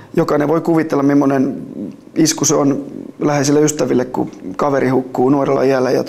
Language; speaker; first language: Finnish; native; Finnish